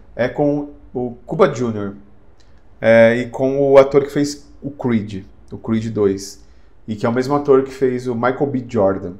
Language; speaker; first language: Portuguese; native; Portuguese